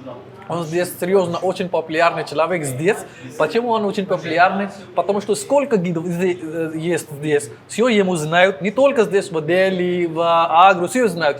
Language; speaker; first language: Russian; non-native, learner; Hindi